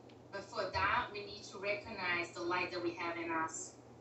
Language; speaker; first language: English; non-native, fluent; Portuguese